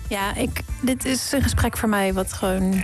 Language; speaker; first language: Dutch; native; Dutch